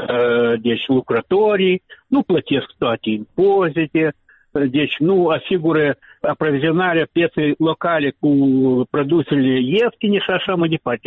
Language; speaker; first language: Romanian; non-native, local second language; Russian